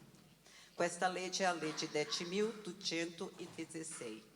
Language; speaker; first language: Italian; non-native, learner; Portuguese